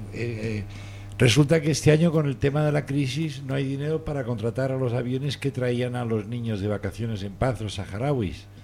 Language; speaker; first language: Spanish; native; Spanish